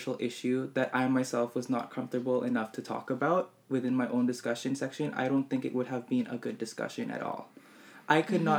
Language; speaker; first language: English; native; English